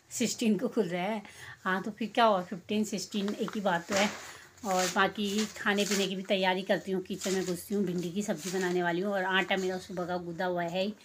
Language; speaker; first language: Hindi; native; Hindi